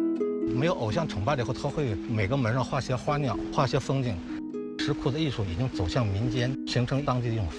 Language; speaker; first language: Chinese; native; Chinese